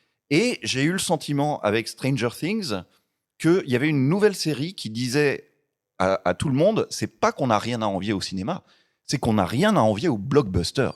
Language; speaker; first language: French; native; French